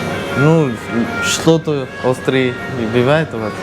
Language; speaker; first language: Russian; non-native, learner; Urdu